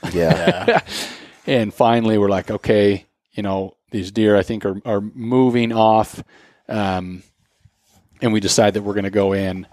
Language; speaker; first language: English; native; English